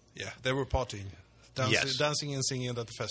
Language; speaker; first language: English; non-native, fluent; Swedish